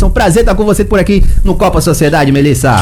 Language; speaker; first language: Portuguese; native; Portuguese